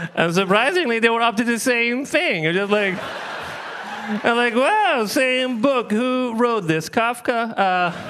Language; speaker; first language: English; non-native, fluent; Arabic